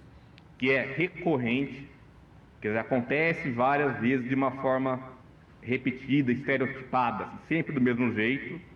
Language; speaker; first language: Portuguese; native; Portuguese